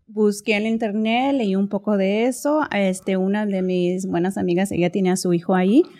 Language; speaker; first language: Spanish; early bilingual, heritage; Spanish